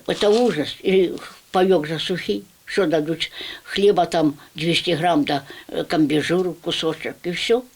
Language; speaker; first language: Ukrainian; native; Ukrainian